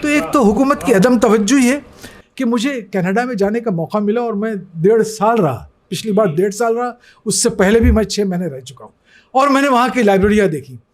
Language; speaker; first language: Urdu; native; Urdu